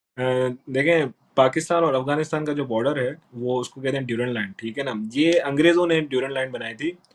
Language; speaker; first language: Urdu; non-native, local second language; Sindhi